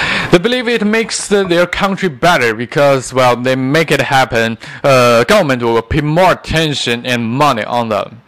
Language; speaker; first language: English; non-native, fluent; Chinese